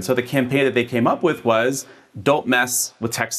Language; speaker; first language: English; native; English